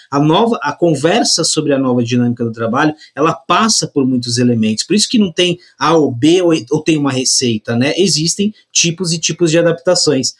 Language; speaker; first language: Portuguese; native; Portuguese